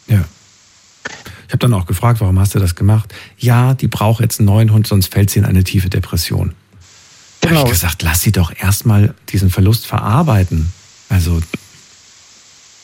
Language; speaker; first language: German; native; German